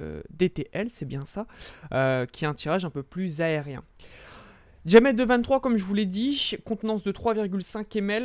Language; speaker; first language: French; native; French